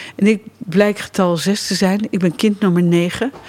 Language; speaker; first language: Dutch; native; Dutch